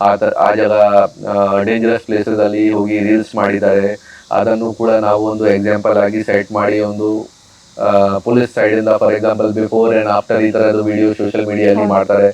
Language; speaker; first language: Kannada; non-native, local second language; Hindi